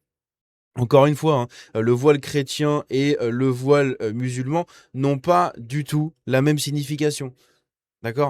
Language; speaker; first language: French; native; French